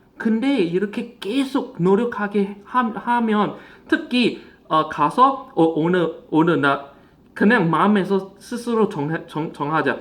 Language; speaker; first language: Korean; non-native, fluent; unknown